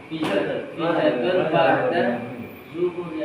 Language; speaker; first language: Arabic; non-native, learner; Indonesian